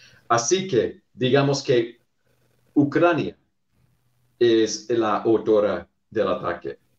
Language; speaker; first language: Spanish; non-native, fluent; English